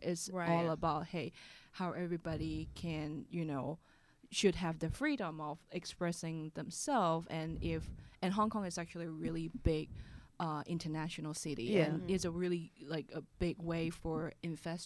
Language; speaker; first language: English; non-native, local second language; Cantonese